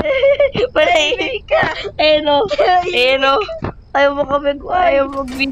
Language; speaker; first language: Filipino; native; Filipino